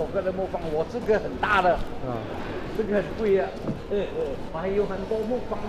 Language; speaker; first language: Chinese; early bilingual, heritage; Chinese